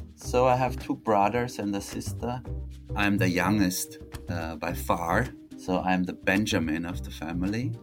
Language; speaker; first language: English; non-native, fluent; German